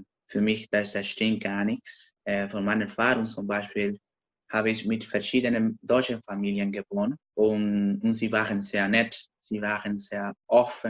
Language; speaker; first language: German; non-native, learner; Spanish